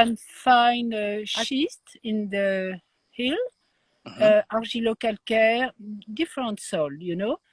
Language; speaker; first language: English; non-native, learner; French